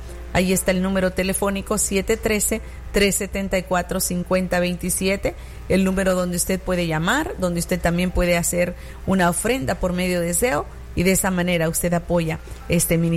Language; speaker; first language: Spanish; native; Spanish